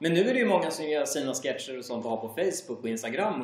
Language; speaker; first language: Swedish; native; Swedish